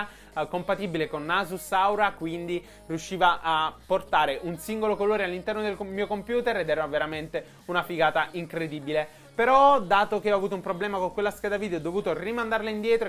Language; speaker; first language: Italian; native; Italian